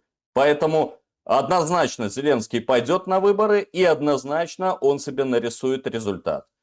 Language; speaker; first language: Russian; native; Russian